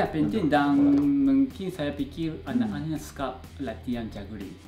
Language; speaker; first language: Indonesian; non-native, learner; Japanese